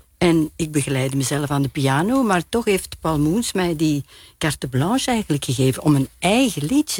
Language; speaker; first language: Dutch; native; Dutch